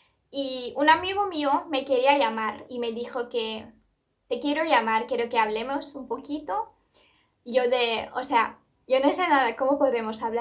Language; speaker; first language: Spanish; non-native, fluent; Turkish